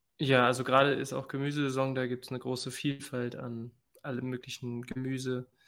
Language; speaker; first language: German; early bilingual, other home language; Spanish